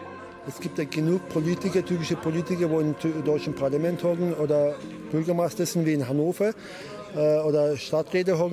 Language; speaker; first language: German; non-native, fluent; Turkish